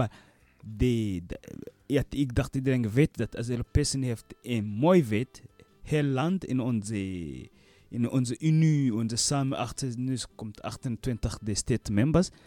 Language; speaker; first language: Dutch; non-native, learner; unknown